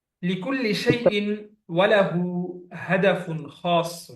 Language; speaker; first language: Arabic; non-native, fluent; Bangla